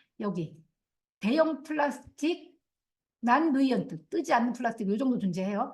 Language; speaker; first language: Korean; native; Korean